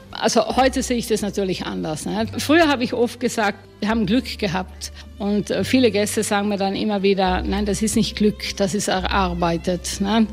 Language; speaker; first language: German; native; German